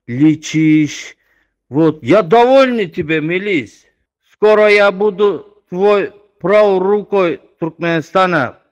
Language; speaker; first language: Russian; non-native, learner; Turkmen